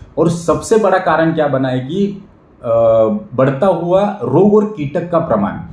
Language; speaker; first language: Hindi; non-native, local second language; Marathi